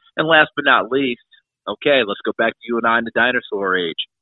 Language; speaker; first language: English; native; English